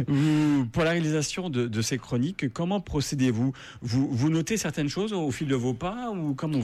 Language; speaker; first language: French; native; French